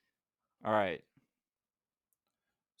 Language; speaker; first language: English; native; English